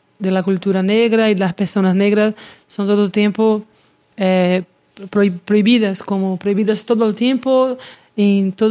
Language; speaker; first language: Spanish; non-native, learner; Portuguese